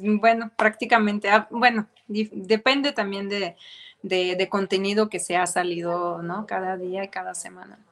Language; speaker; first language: Spanish; non-native, fluent; Ukrainian